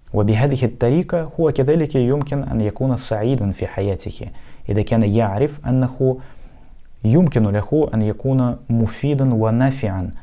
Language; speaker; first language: Arabic; non-native, fluent; Russian